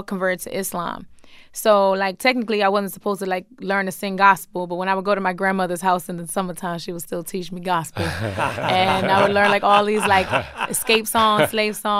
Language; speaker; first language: English; native; English